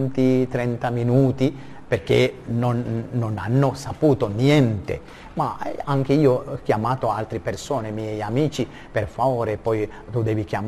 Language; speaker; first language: Italian; non-native, learner; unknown